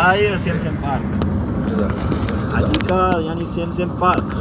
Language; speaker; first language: Arabic; non-native, learner; Punjabi